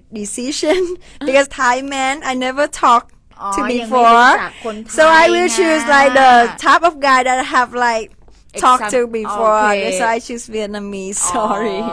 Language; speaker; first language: English; non-native, fluent; Vietnamese